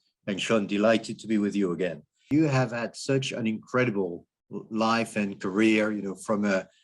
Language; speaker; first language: English; non-native, fluent; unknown